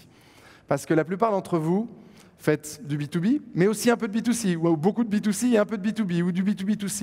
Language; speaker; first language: French; native; French